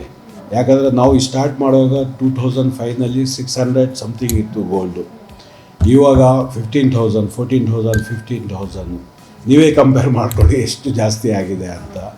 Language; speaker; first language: Kannada; non-native, local second language; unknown